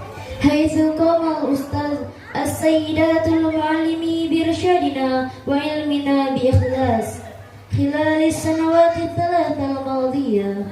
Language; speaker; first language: Arabic; non-native, learner; Indonesian